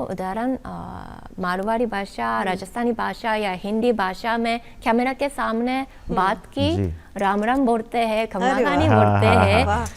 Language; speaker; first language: Hindi; non-native, learner; Japanese